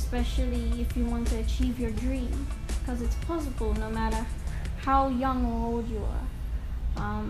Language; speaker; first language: English; native; English